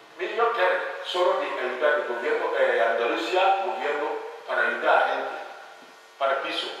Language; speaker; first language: Spanish; non-native, learner; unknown